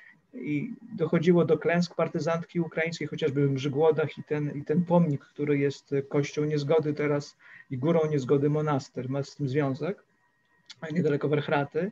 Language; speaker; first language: Polish; native; Polish